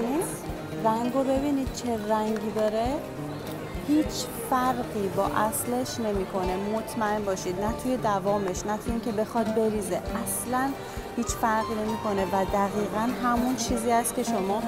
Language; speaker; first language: Persian; native; Persian